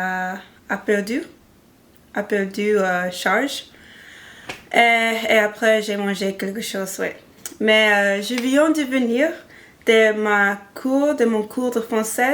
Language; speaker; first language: French; non-native, learner; English